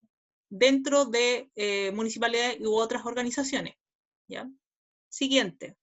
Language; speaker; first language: Spanish; native; Spanish